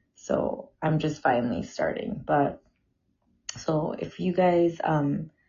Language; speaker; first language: English; early bilingual, other home language; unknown